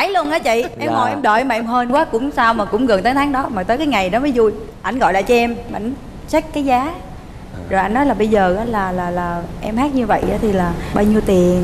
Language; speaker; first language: Vietnamese; native; Vietnamese